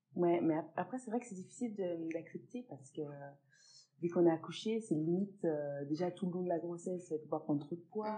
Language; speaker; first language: French; early bilingual, other home language; Fula